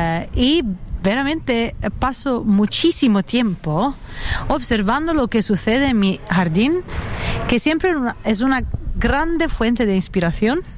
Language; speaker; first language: Spanish; non-native, fluent; Italian